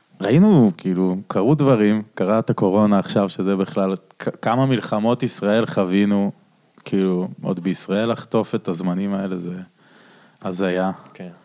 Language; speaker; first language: Hebrew; native; Hebrew